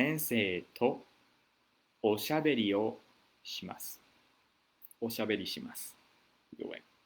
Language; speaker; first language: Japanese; non-native, fluent; English